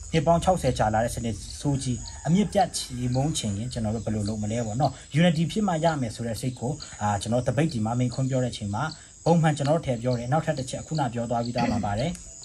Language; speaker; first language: Burmese; non-native, local second language; Hakha Chin